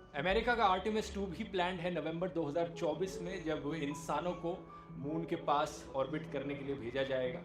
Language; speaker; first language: Hindi; native; Hindi